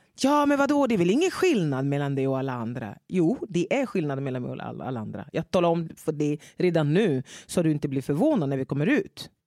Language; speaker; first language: Swedish; non-native, fluent; French